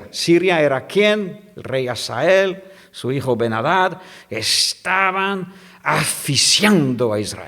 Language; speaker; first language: Spanish; non-native, fluent; French